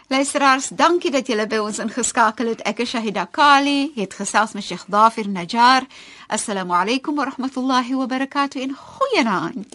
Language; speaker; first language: Afrikaans; native; Afrikaans